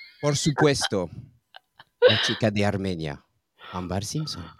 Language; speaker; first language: Spanish; non-native, learner; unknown